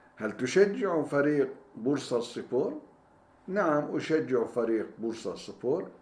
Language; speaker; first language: Arabic; non-native, learner; Turkish